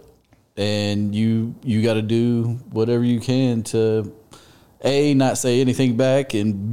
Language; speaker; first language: English; native; English